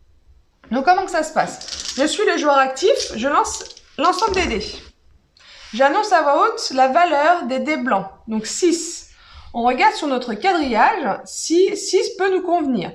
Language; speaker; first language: French; native; French